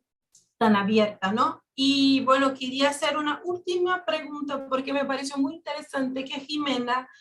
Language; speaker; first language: Spanish; non-native, fluent; Portuguese